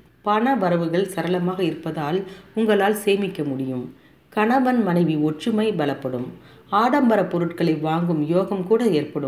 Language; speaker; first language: Tamil; native; Tamil